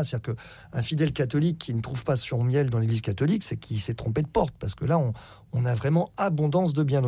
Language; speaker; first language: French; native; French